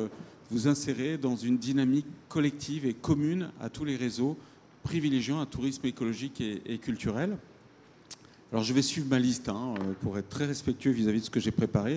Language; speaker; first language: French; native; French